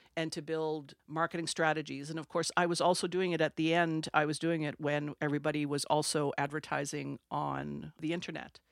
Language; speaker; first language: English; non-native, fluent; French